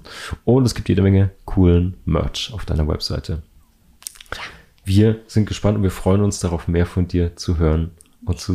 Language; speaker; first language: German; native; German